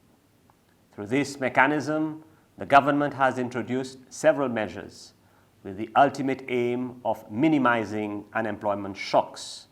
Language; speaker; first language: English; non-native, local second language; Seselwa Creole French